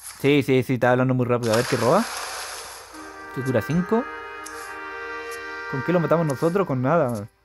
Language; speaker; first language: Spanish; native; Spanish